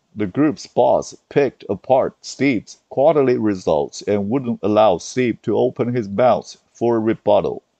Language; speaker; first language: English; non-native, fluent; Chinese